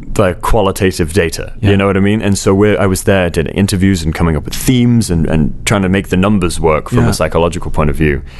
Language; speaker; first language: English; native; English